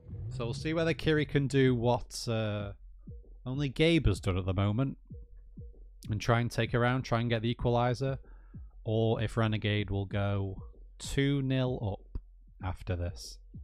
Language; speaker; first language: English; native; English